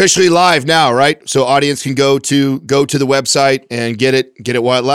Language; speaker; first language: English; native; English